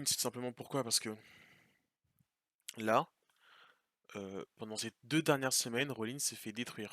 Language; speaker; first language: French; native; French